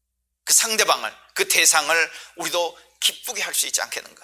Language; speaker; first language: Korean; native; Korean